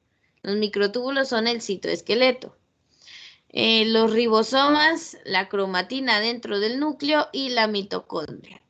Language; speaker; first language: Spanish; native; Spanish